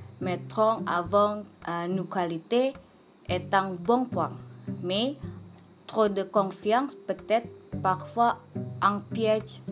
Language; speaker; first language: French; non-native, learner; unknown